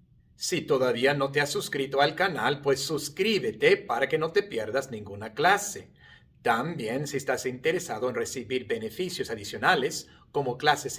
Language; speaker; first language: Spanish; non-native, fluent; English